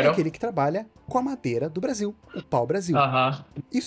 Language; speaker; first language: Portuguese; native; Portuguese